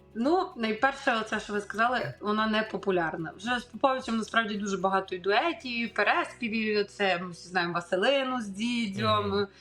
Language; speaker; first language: Ukrainian; native; Ukrainian